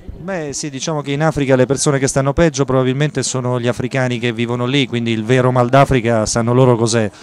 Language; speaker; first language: Italian; native; Italian